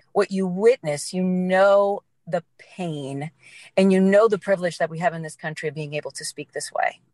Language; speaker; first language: English; native; English